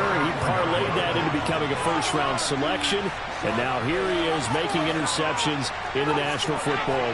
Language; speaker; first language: English; native; English